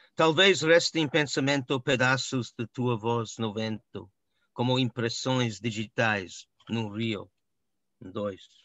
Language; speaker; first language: Portuguese; non-native, fluent; English